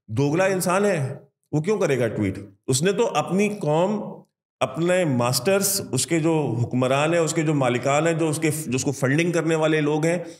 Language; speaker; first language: Hindi; native; Hindi